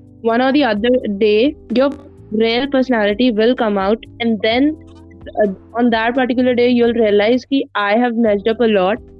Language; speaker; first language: English; non-native, local second language; Punjabi